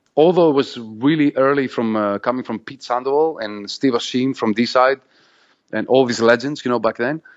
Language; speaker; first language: English; non-native, fluent; Greek